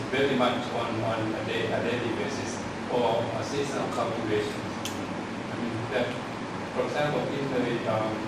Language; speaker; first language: English; non-native, fluent; Thai